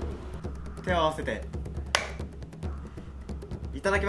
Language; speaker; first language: Japanese; native; Japanese